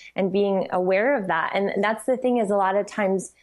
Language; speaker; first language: English; native; English